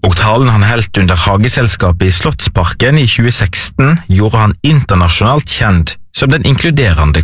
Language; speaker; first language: Norwegian; native; Norwegian